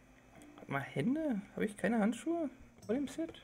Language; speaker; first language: German; native; German